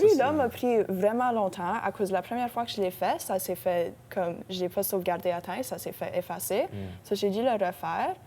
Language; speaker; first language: French; non-native, local second language; English